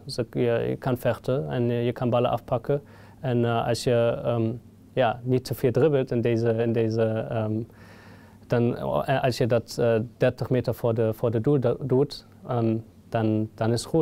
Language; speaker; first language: Dutch; non-native, fluent; German